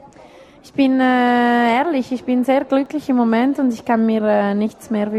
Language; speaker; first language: German; non-native, local second language; Italian